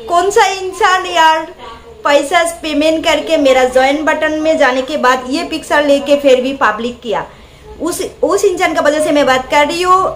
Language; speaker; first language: Hindi; non-native, local second language; Bangla